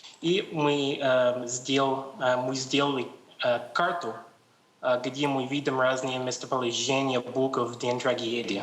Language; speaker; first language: Russian; non-native, learner; English